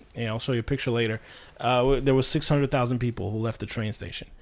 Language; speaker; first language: English; non-native, fluent; Russian